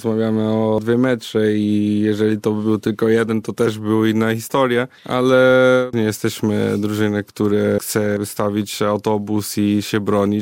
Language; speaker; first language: Polish; non-native, fluent; Portuguese